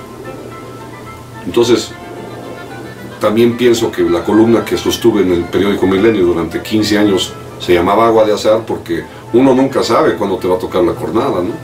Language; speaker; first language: Spanish; native; Spanish